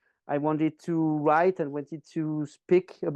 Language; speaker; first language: English; non-native, learner; French